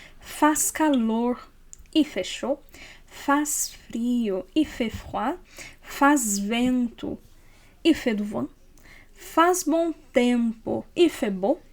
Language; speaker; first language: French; non-native, fluent; Portuguese